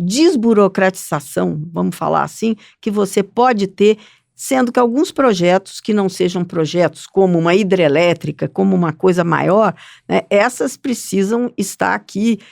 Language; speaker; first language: Portuguese; native; Portuguese